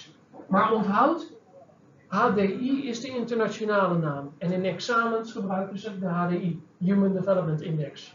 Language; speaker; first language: Dutch; native; Dutch